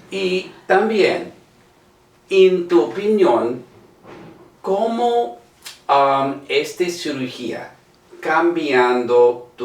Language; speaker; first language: Spanish; non-native, learner; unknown